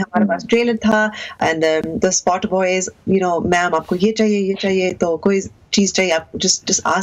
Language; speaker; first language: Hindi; early bilingual, heritage; Hindi